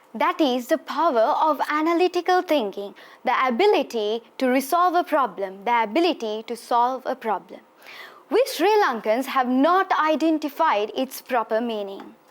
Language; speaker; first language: English; non-native, local second language; Sinhala